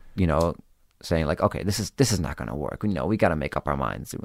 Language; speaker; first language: English; early bilingual, other home language; Hebrew